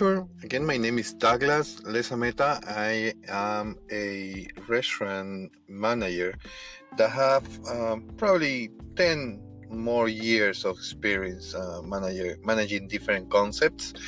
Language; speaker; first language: English; non-native, fluent; Spanish